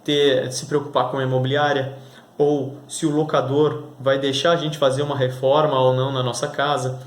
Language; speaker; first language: Portuguese; native; Portuguese